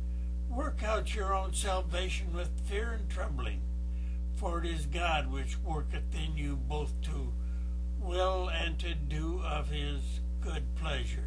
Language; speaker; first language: English; native; English